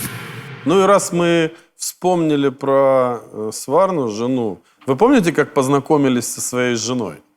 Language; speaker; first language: Russian; native; Russian